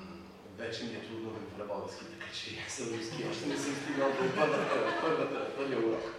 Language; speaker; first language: Bulgarian; non-native, fluent; French